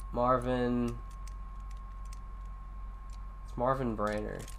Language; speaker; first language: English; native; English